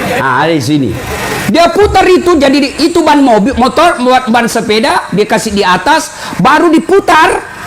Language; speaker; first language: Indonesian; non-native, local second language; Buginese